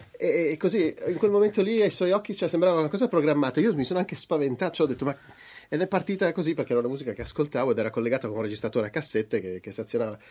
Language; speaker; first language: Italian; native; Italian